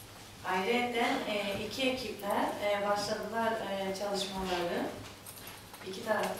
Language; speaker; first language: Turkish; non-native, learner; Greek